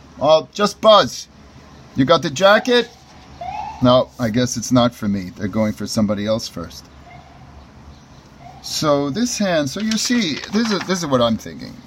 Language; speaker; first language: English; native; English